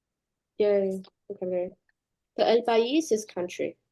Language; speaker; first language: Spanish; non-native, learner; English